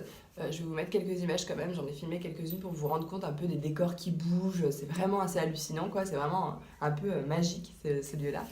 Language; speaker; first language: French; native; French